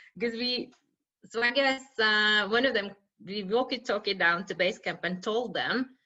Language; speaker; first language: English; non-native, fluent; Norwegian